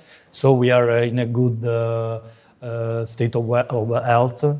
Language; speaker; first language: English; non-native, fluent; Italian